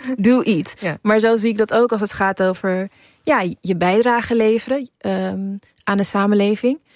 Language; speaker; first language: Dutch; early bilingual, other home language; English